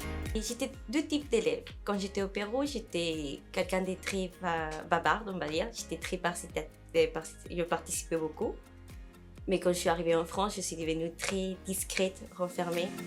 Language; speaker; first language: French; non-native, fluent; Spanish